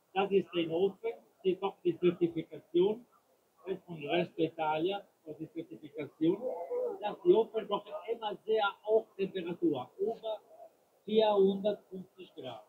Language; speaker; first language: German; non-native, learner; Italian